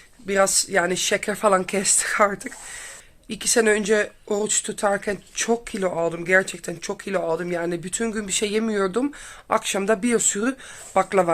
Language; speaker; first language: Turkish; non-native, learner; Dutch